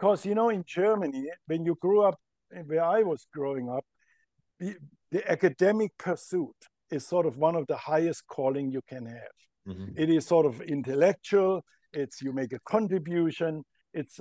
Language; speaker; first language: English; non-native, fluent; German